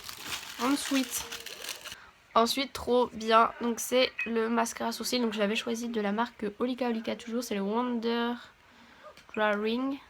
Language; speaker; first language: French; native; French